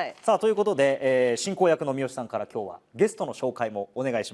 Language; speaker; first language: Japanese; native; Japanese